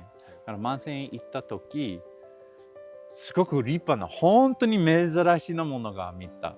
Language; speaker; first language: Japanese; non-native, learner; English